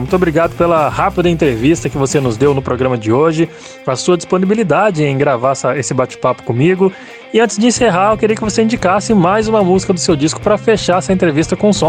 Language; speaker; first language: Portuguese; native; Portuguese